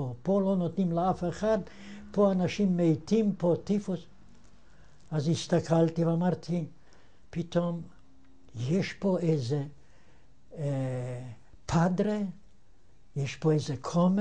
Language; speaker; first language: Hebrew; non-native, fluent; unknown